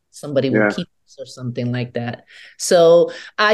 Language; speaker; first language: English; non-native, fluent; Spanish